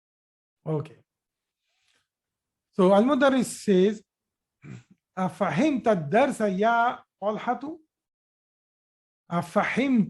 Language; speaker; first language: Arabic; non-native, fluent; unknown